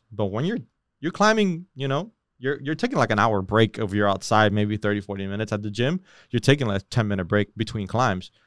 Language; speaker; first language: English; native; English